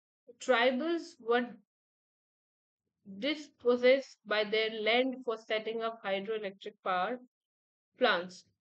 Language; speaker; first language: English; non-native, local second language; Hindi